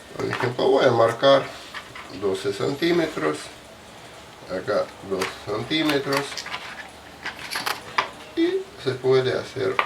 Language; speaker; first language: Spanish; non-native, fluent; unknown